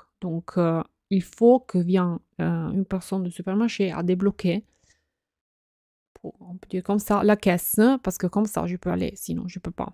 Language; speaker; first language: French; non-native, fluent; Italian